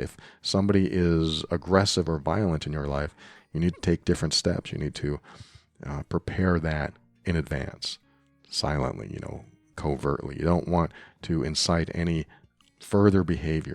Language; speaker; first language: English; native; English